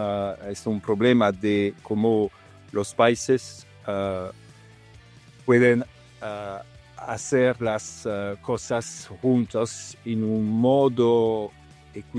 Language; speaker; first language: Spanish; non-native, learner; Italian